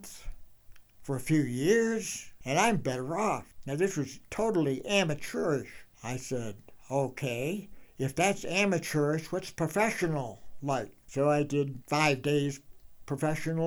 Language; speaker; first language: English; native; English